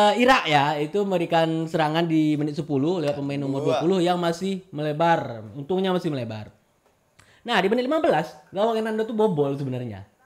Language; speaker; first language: Indonesian; non-native, local second language; Minangkabau